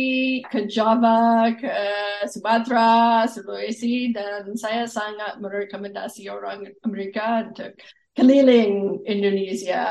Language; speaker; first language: Indonesian; non-native, fluent; English